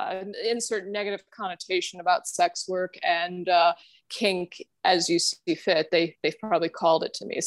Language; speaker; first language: English; non-native, fluent; German